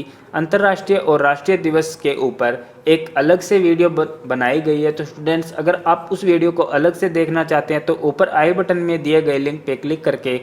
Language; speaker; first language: Hindi; native; Hindi